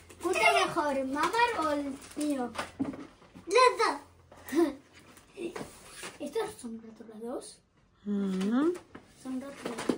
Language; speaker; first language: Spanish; early bilingual, other home language; Bangla